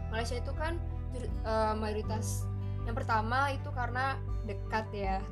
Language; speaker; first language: Indonesian; native; Indonesian